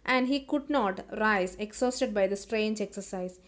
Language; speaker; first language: English; non-native, local second language; Malayalam